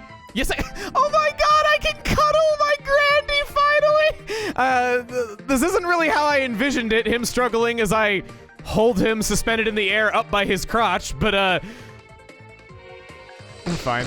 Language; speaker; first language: English; native; English